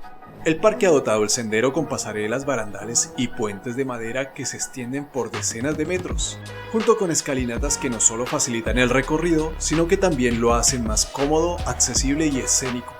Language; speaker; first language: Spanish; native; Spanish